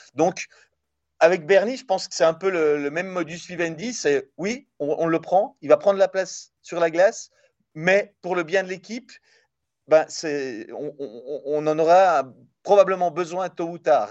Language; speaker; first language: French; native; French